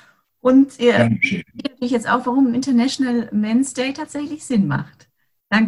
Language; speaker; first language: German; native; German